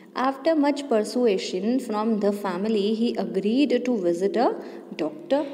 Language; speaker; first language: English; non-native, local second language; Hindi